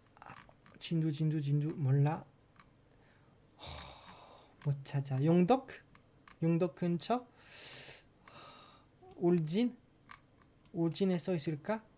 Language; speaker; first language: Korean; non-native, learner; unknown